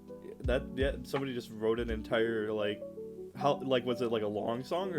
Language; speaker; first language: English; native; English